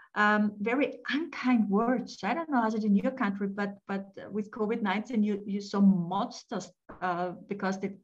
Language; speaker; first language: English; non-native, fluent; German